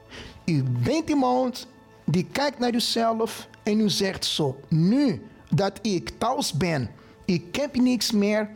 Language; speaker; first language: Dutch; non-native, fluent; Portuguese